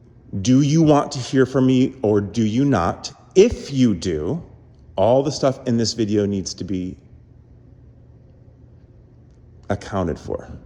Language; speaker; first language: English; native; English